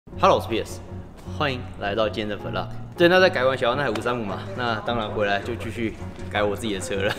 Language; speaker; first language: Chinese; native; Chinese